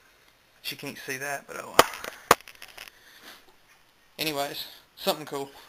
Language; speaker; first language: English; native; English